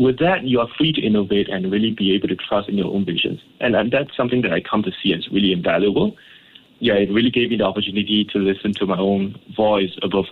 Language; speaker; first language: English; non-native, local second language; Cantonese